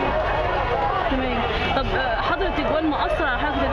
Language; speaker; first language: Arabic; native; Arabic